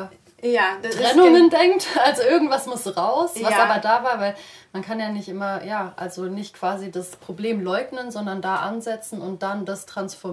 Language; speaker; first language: German; native; German